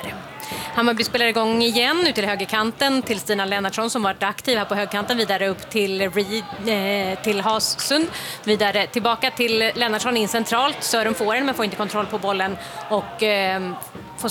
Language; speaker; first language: Swedish; native; Swedish